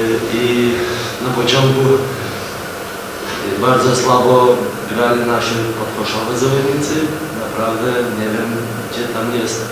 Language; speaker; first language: Polish; non-native, fluent; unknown